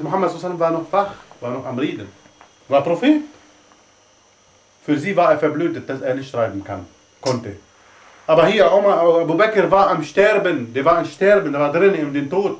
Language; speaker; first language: German; non-native, fluent; Arabic